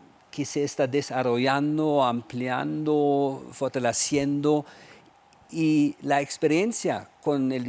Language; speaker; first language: Spanish; non-native, fluent; German